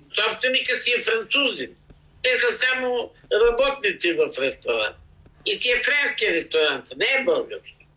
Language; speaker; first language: Bulgarian; native; Bulgarian